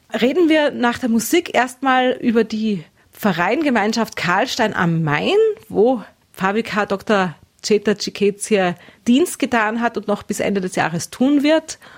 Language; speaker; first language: German; native; German